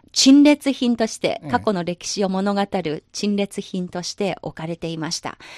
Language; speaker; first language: Japanese; non-native, fluent; Chinese